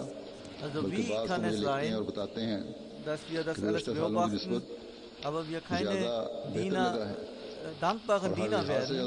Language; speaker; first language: German; non-native, fluent; Urdu